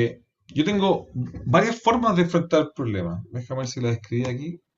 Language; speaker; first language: Spanish; native; Spanish